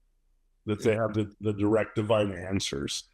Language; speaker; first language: English; native; English